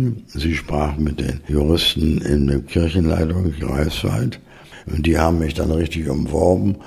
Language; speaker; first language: German; native; German